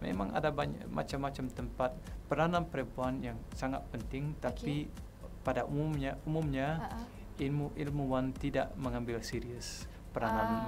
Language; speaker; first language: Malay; non-native, fluent; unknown